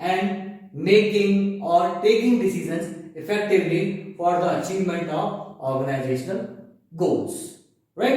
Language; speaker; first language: English; non-native, local second language; Hindi